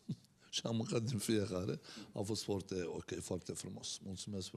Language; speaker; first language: Romanian; non-native, learner; Turkish